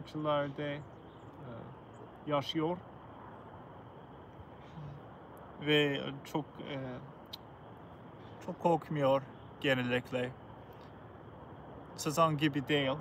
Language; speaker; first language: Turkish; non-native, learner; English